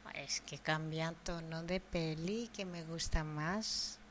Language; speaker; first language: Spanish; non-native, fluent; Japanese